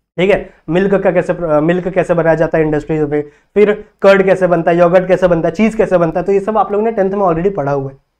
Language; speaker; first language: Hindi; native; Hindi